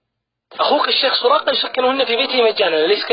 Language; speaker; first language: Arabic; native; Arabic